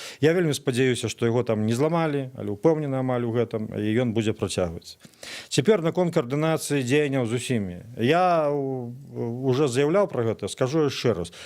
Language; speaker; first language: Belarusian; native; Belarusian